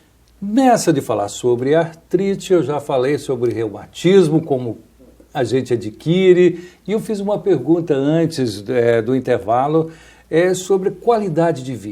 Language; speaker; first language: Portuguese; native; Portuguese